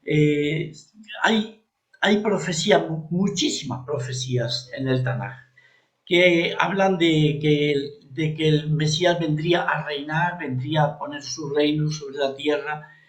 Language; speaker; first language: Spanish; native; Spanish